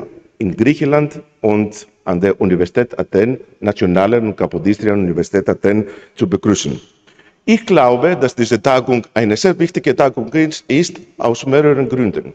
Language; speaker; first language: German; non-native, fluent; Greek